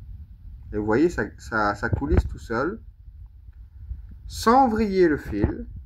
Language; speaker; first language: French; native; French